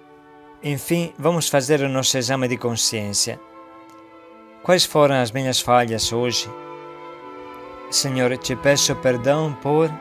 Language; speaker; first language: Portuguese; native; Portuguese